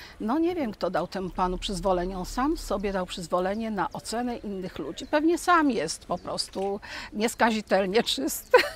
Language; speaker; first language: Polish; native; Polish